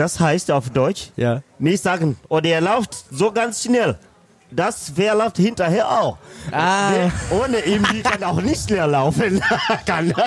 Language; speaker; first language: German; non-native, learner; Swahili